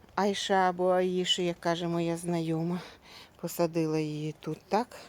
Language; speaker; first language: Ukrainian; native; Ukrainian